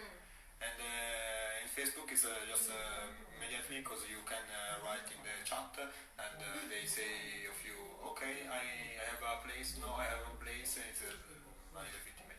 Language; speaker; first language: English; non-native, learner; Italian